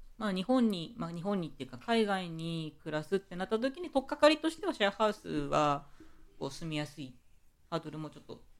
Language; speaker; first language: Japanese; native; Japanese